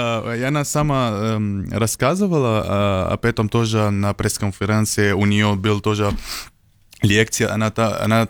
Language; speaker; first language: Russian; non-native, learner; Arabic